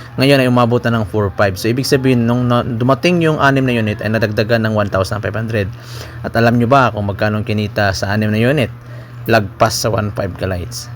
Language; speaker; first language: Filipino; non-native, local second language; Cebuano